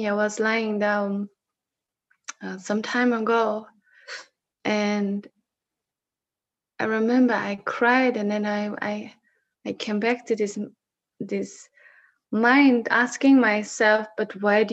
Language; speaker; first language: English; non-native, fluent; Dutch